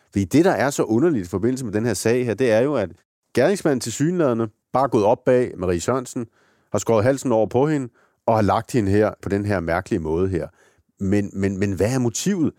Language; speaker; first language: Danish; native; Danish